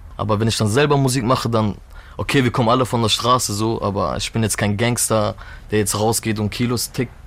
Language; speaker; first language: German; early bilingual, other home language; Turkish